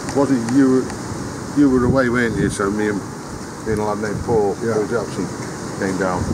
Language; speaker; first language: English; native; English